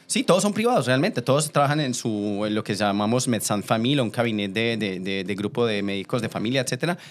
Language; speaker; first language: Spanish; native; Spanish